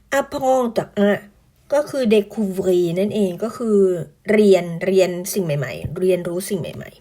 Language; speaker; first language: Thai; native; Thai